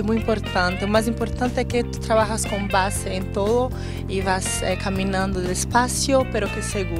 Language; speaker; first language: Spanish; non-native, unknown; Portuguese